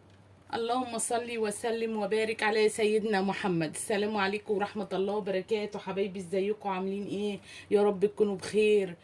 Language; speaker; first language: Arabic; native; Arabic